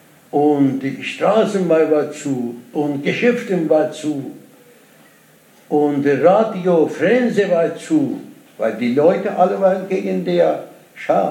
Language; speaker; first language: German; non-native, learner; Persian